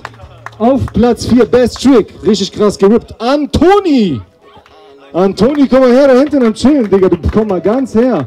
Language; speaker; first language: German; native; German